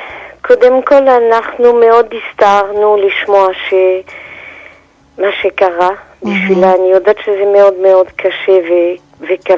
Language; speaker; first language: Hebrew; non-native, fluent; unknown